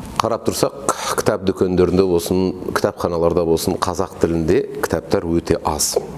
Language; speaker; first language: Kazakh; native; Kazakh